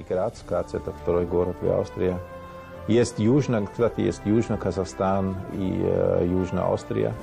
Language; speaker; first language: Russian; non-native, fluent; German